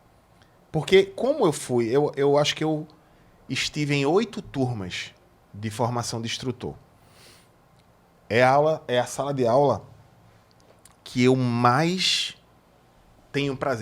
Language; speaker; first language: Portuguese; native; Portuguese